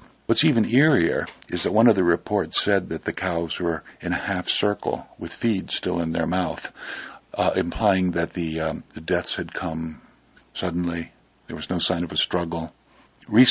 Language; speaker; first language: English; native; English